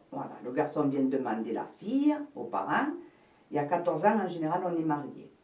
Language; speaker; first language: French; native; French